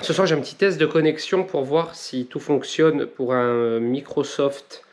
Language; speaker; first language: French; native; French